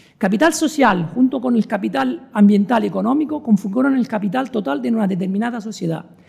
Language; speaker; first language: Spanish; non-native, fluent; Italian